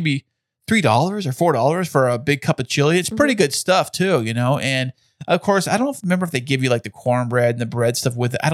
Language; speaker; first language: English; native; English